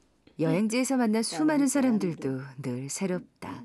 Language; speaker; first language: Korean; native; Korean